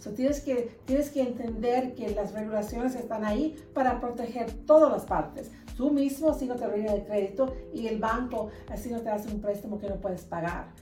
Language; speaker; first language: Spanish; early bilingual, heritage; Spanish